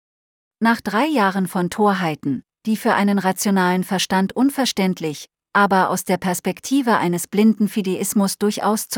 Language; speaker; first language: German; native; German